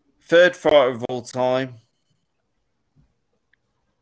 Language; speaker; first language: English; native; English